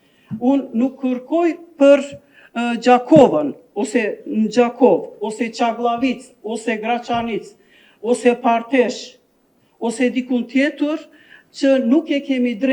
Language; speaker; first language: Albanian; non-native, local second language; Turkish